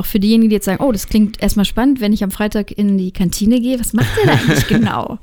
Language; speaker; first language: German; native; German